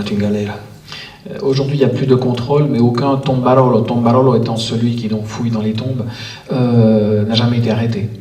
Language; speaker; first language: French; native; French